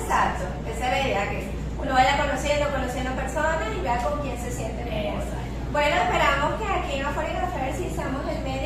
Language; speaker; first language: Spanish; native; Spanish